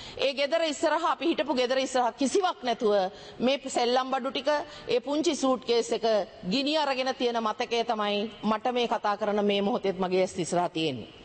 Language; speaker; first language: Sinhala; non-native, local second language; Tamil